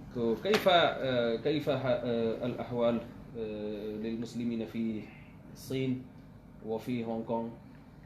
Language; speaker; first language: Arabic; non-native, fluent; Urdu